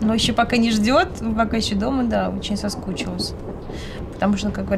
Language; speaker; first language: Russian; native; Russian